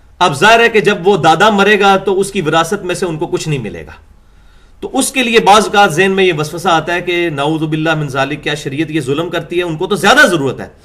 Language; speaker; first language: Urdu; non-native, local second language; Punjabi